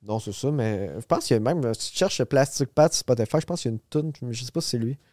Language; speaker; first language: French; native; French